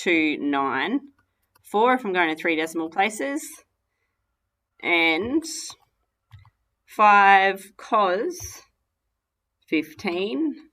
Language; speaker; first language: English; native; English